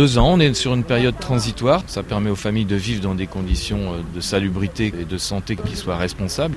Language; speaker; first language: French; native; French